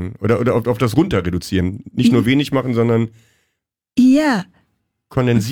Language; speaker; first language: German; native; German